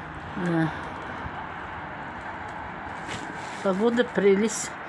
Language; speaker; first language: Russian; non-native, local second language; Tatar